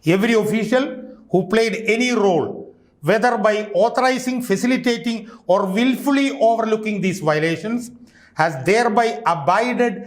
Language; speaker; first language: English; non-native, local second language; Malayalam